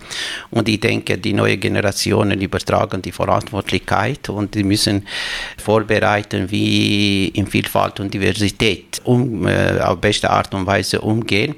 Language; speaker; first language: German; non-native, fluent; Albanian